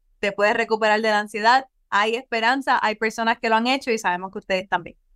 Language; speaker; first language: Spanish; native; Spanish